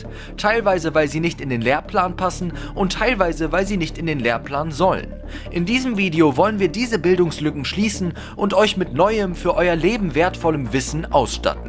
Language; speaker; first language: German; native; German